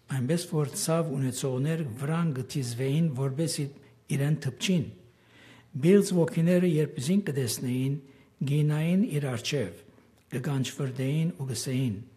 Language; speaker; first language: Armenian; early bilingual, heritage; Armenian